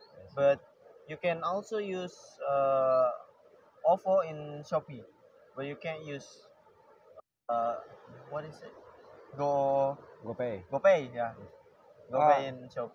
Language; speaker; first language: English; non-native, learner; Indonesian